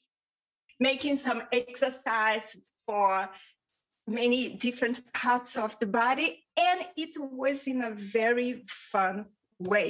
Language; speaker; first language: English; non-native, fluent; Portuguese